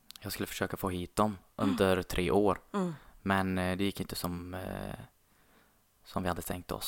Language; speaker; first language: Swedish; non-native, fluent; Arabic